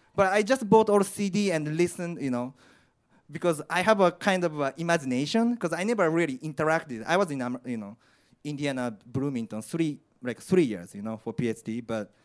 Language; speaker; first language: English; non-native, learner; Japanese